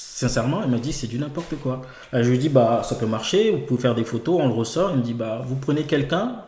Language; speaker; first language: French; non-native, local second language; Ewe